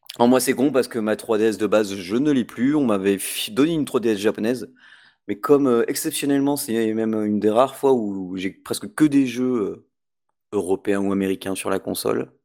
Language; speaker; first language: French; native; French